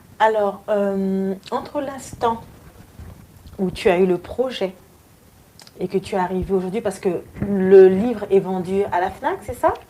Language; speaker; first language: French; native; French